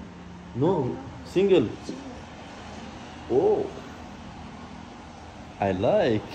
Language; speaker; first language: English; non-native, fluent; Persian